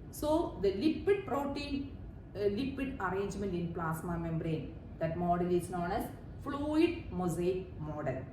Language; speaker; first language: English; non-native, local second language; Malayalam